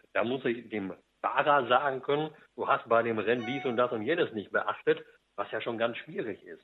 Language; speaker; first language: German; native; German